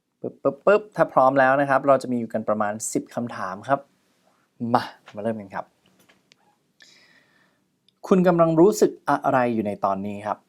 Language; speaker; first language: Thai; native; Thai